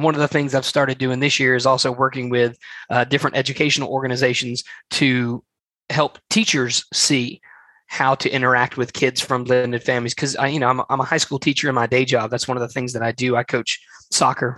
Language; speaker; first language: English; native; English